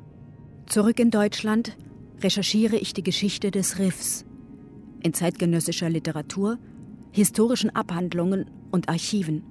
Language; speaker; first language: German; native; German